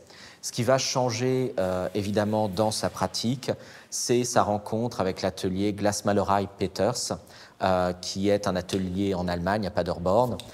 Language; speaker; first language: French; native; French